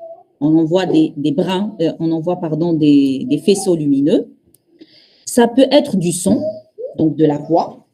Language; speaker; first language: French; non-native, local second language; Arabic